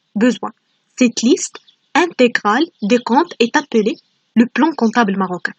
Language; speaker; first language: French; non-native, local second language; Arabic